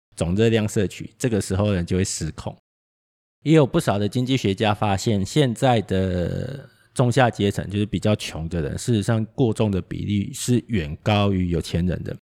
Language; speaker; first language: Chinese; native; Chinese